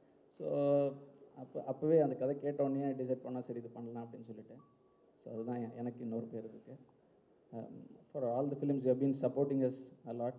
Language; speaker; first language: Tamil; native; Tamil